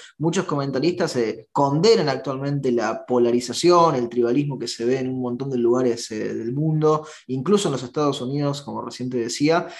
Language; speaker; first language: Spanish; native; Spanish